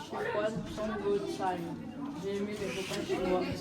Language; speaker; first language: French; non-native, learner; Chinese